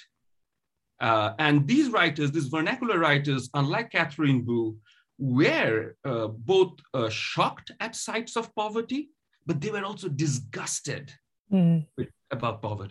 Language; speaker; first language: English; non-native, local second language; Bangla